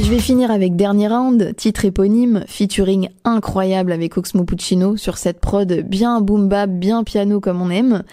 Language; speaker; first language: French; native; French